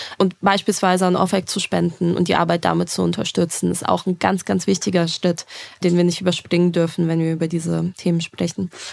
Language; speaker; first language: German; early bilingual, other home language; Russian